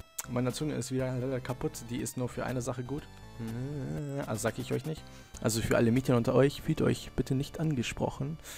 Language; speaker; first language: German; native; German